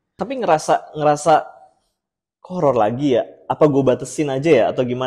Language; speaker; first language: Indonesian; native; Indonesian